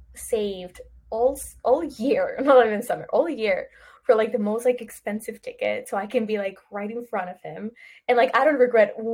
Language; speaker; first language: English; early bilingual, other home language; Spanish